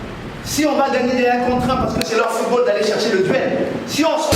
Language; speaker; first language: French; non-native, local second language; Lingala